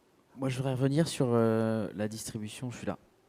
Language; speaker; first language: French; native; French